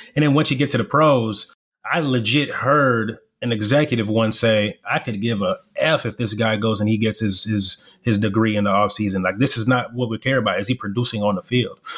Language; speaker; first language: English; early bilingual, other home language; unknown